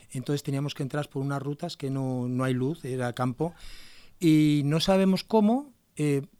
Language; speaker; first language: Spanish; native; Spanish